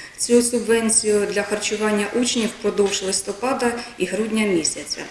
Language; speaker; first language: Ukrainian; native; Ukrainian